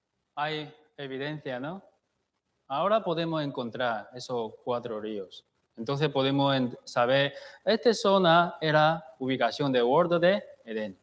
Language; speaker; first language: Spanish; non-native, fluent; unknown